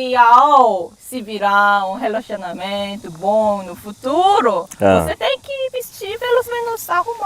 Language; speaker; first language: Portuguese; non-native, fluent; Korean